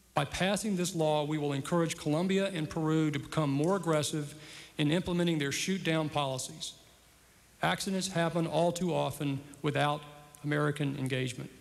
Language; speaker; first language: English; native; English